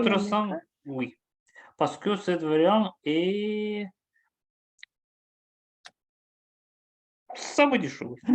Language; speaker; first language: French; non-native, learner; Russian